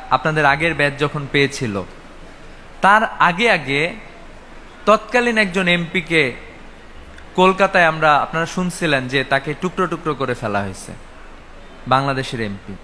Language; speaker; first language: Bangla; native; Bangla